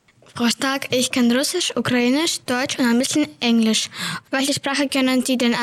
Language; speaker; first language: German; early bilingual, other home language; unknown